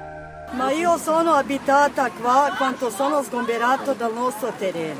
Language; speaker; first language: Italian; non-native, learner; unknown